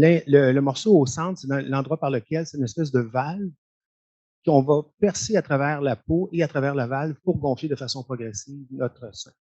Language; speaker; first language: French; native; French